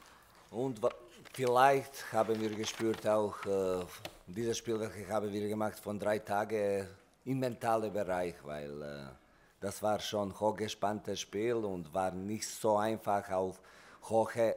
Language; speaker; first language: German; non-native, learner; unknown